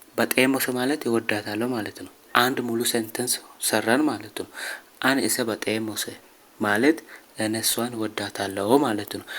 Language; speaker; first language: Amharic; non-native, local second language; Sidamo